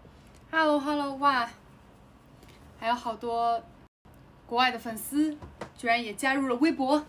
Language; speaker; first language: Chinese; native; Chinese